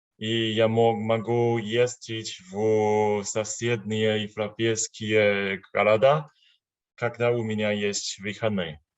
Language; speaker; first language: Russian; non-native, learner; Chinese